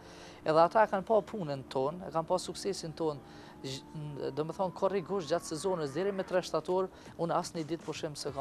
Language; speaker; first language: Albanian; native; Albanian